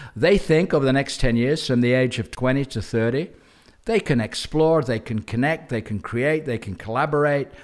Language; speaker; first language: English; native; English